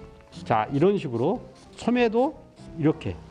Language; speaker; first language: Korean; native; Korean